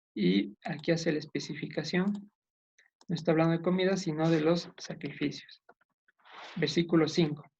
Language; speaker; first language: Spanish; native; Spanish